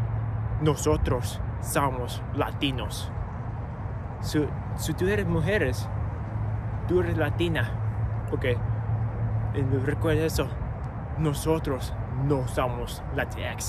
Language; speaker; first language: Spanish; non-native, learner; English